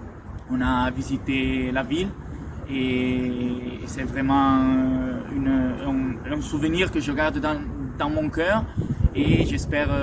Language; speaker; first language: French; non-native, local second language; Italian